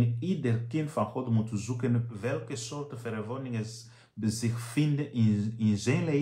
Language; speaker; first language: Dutch; non-native, fluent; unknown